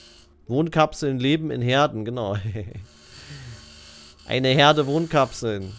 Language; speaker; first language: German; native; German